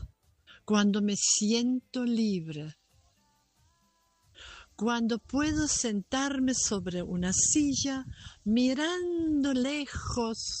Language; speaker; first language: Spanish; non-native, local second language; German